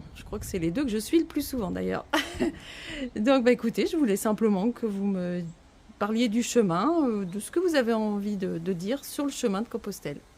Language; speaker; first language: French; native; French